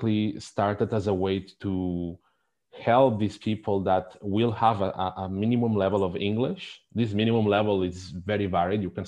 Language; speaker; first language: English; non-native, fluent; Spanish